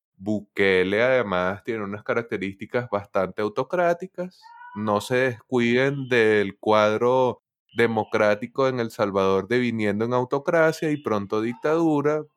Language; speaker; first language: Spanish; native; Spanish